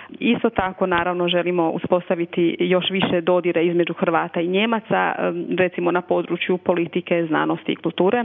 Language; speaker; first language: Croatian; early bilingual, heritage; Croatian